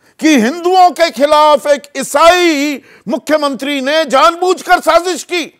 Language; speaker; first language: Hindi; native; Hindi